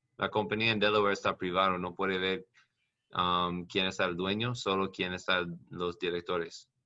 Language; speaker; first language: Spanish; non-native, learner; English